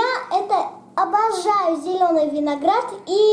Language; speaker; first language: Russian; early bilingual, heritage; Russian